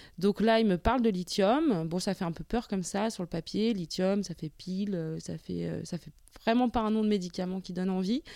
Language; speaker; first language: French; native; French